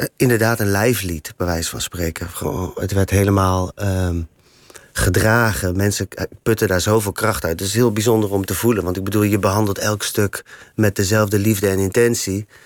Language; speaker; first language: Dutch; native; Dutch